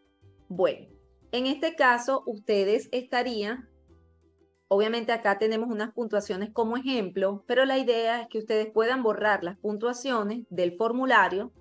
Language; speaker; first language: Spanish; native; Spanish